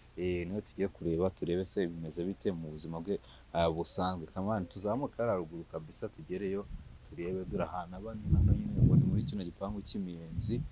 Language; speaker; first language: Kinyarwanda; native; Kinyarwanda